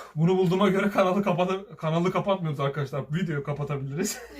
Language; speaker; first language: Turkish; native; Turkish